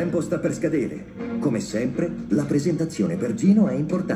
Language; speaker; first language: Italian; native; Italian